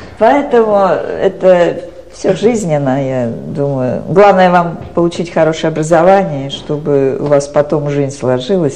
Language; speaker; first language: Russian; native; Russian